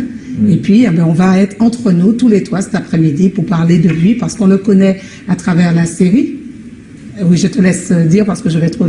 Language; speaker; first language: French; native; French